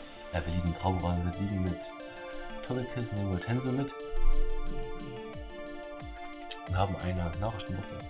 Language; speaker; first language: German; native; German